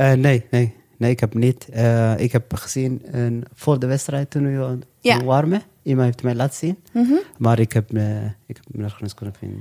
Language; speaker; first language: Dutch; non-native, local second language; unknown